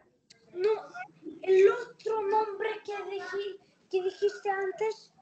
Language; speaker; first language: Spanish; early bilingual, heritage; Spanish